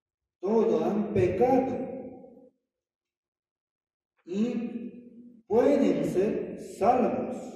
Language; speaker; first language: Spanish; non-native, fluent; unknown